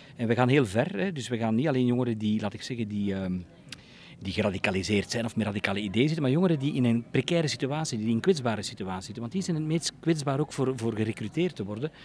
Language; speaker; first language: Dutch; native; Dutch